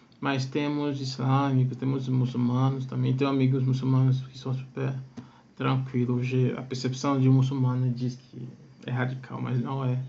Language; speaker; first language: Portuguese; non-native, fluent; Akan